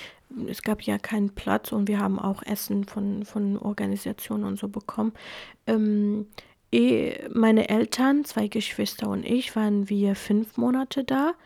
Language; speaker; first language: German; non-native, fluent; Kurdish